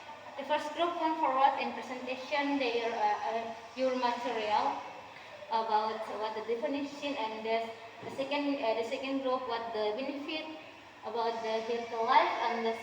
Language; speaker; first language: English; non-native, learner; Indonesian